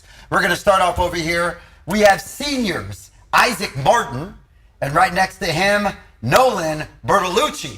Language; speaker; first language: English; native; English